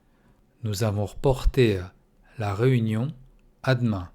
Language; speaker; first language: French; non-native, fluent; Russian